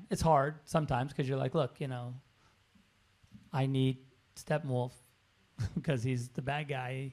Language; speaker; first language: English; native; English